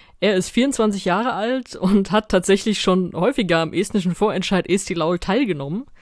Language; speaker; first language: German; native; German